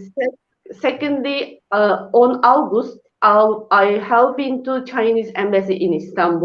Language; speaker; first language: English; non-native, learner; Uyghur